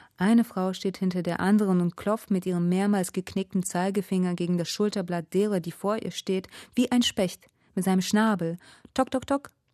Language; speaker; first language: German; early bilingual, other home language; Russian